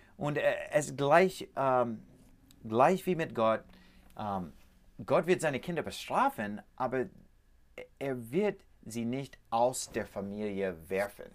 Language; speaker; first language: German; non-native, learner; English